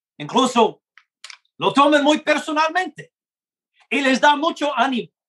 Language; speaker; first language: Spanish; non-native, fluent; English